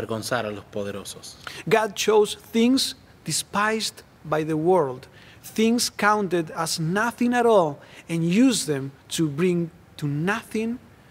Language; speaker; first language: English; non-native, fluent; Spanish